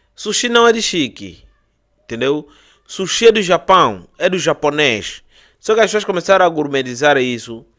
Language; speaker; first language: Portuguese; native; Portuguese